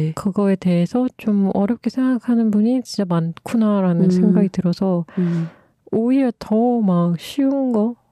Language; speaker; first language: Korean; native; Korean